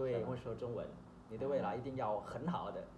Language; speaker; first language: Chinese; non-native, learner; Thai